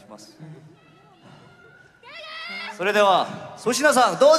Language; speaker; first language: Japanese; non-native, learner; Korean